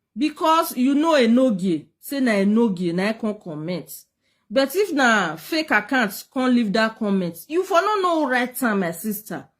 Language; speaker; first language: Nigerian Pidgin; native; Nigerian Pidgin